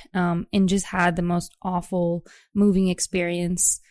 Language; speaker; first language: English; native; English